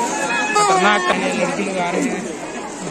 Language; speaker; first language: Hindi; native; Hindi